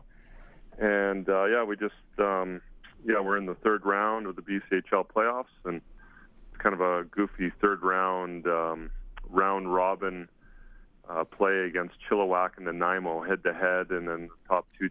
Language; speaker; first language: English; native; English